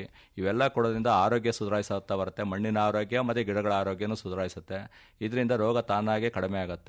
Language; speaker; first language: Kannada; native; Kannada